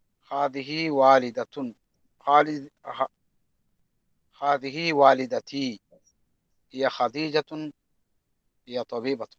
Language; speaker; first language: Arabic; non-native, learner; Divehi